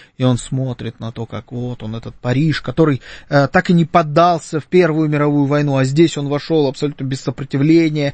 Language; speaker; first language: Russian; native; Russian